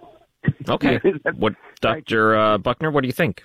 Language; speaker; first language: English; native; English